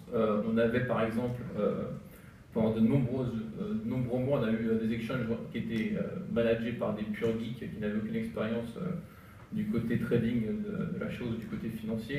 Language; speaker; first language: French; native; French